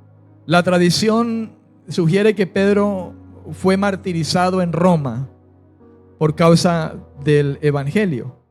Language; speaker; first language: Spanish; native; Spanish